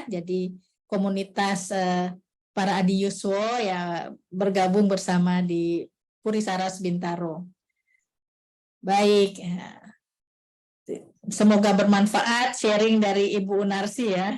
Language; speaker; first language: Malay; native; Malay